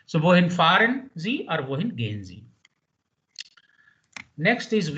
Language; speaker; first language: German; non-native, fluent; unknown